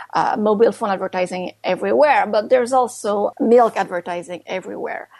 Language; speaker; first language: English; non-native, fluent; French